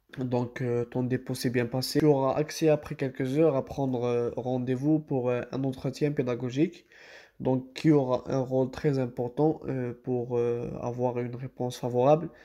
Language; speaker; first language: French; non-native, local second language; Arabic